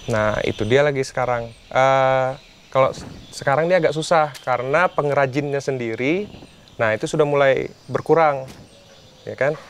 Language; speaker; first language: Indonesian; native; Indonesian